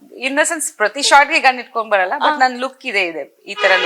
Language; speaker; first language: Kannada; non-native, fluent; Bangla